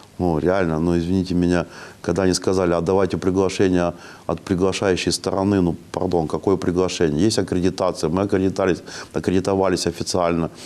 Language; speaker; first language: Russian; native; Russian